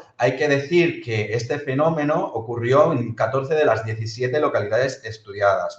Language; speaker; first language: Spanish; native; Spanish